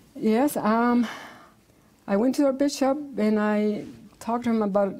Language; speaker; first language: English; native; English